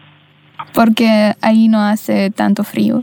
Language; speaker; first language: Spanish; non-native, fluent; Russian